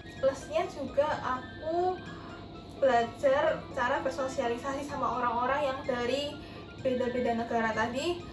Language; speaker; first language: Indonesian; native; Indonesian